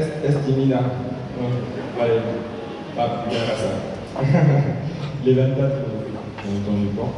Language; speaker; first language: Spanish; non-native, learner; French